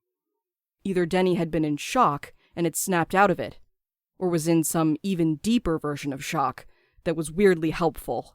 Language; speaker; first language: English; native; English